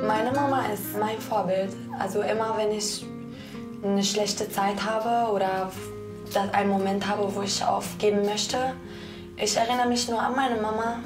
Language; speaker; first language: German; non-native, fluent; Arabic